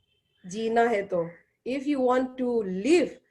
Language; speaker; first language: Hindi; non-native, local second language; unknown